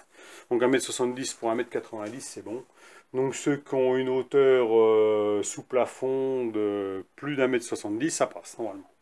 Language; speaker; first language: French; native; French